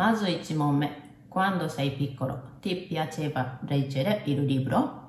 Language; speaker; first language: Italian; non-native, learner; Japanese